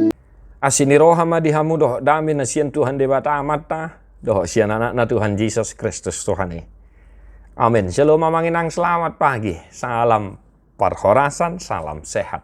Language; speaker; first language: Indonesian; non-native, local second language; Batak Toba